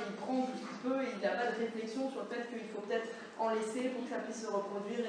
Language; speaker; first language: French; native; French